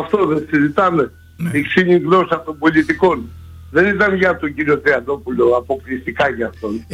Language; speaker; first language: Greek; native; Greek